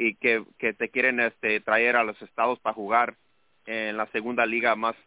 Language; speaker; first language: Spanish; early bilingual, other home language; English